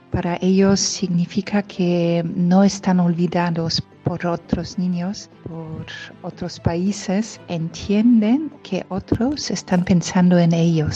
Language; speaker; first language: Spanish; non-native, fluent; Polish